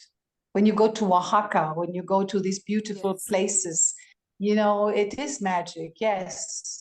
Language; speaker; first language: English; non-native, fluent; Greek